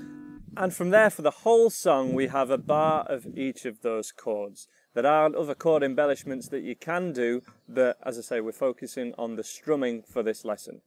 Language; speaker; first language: English; native; English